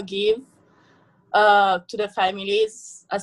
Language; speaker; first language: English; non-native, fluent; Italian